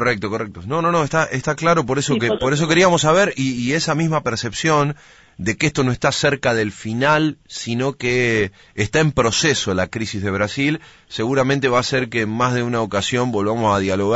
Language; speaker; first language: Spanish; native; Spanish